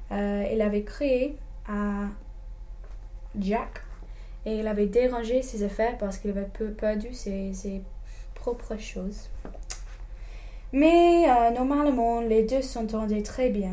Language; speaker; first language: French; non-native, learner; English